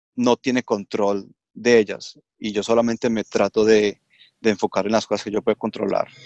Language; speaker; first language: Spanish; early bilingual, heritage; English